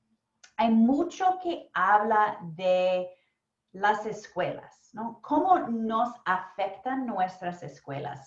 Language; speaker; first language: Spanish; non-native, fluent; English